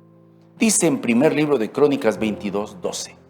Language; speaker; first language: Spanish; native; Spanish